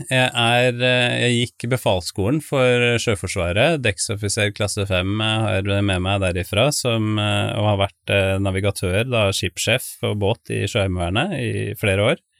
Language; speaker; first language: Norwegian; native; Norwegian